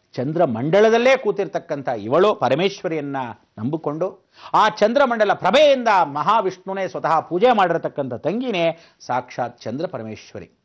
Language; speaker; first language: Kannada; native; Kannada